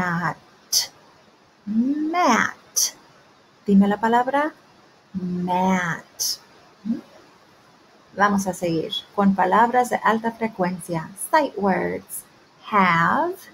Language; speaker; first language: Spanish; early bilingual, heritage; Spanish